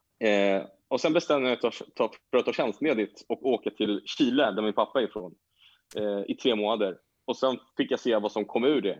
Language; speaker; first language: Swedish; native; Swedish